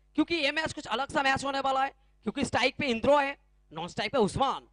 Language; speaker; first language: Hindi; non-native, local second language; Bangla